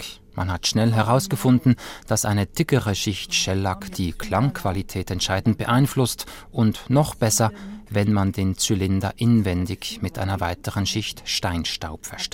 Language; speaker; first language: German; native; German